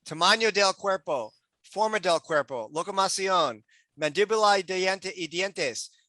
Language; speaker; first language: Spanish; non-native, learner; English